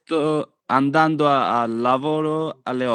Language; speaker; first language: Italian; non-native, learner; Bangla